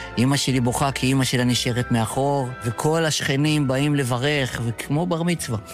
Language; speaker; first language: Hebrew; early bilingual, other home language; Yiddish